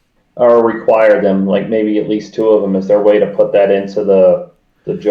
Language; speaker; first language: English; native; English